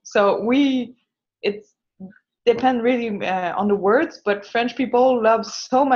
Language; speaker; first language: English; non-native, fluent; French